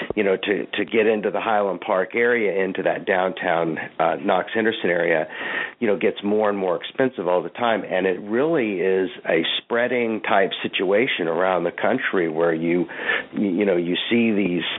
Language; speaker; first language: English; native; English